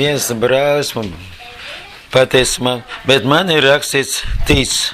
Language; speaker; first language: Latvian; non-native, learner; Russian